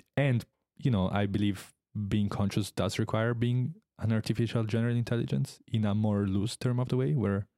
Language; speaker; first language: English; non-native, fluent; Italian